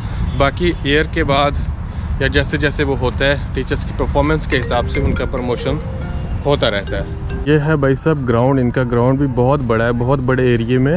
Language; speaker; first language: Hindi; native; Hindi